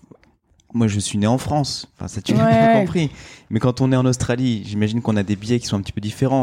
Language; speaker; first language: French; native; French